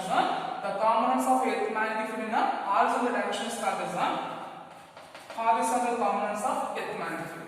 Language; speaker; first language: English; non-native, local second language; Tamil